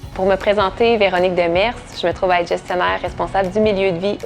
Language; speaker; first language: French; native; French